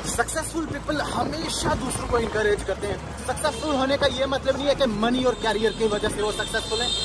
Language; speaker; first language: Hindi; native; Hindi